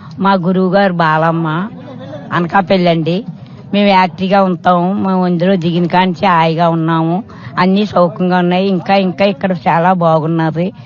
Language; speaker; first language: Telugu; native; Telugu